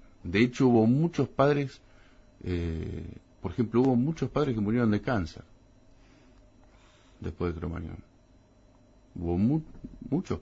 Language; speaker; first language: Spanish; native; Spanish